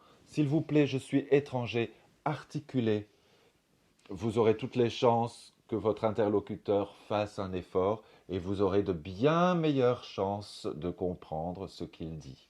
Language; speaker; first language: French; native; French